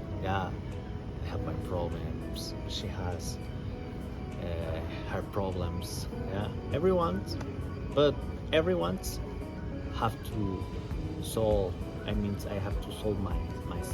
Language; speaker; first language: English; non-native, learner; Spanish